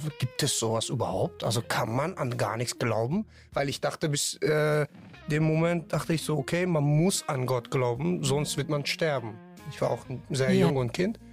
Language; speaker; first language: German; non-native, fluent; Turkish